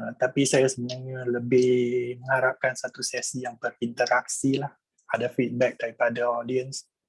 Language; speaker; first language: Malay; non-native, local second language; Chinese